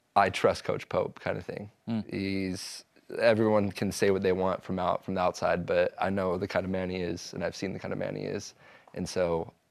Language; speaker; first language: English; native; English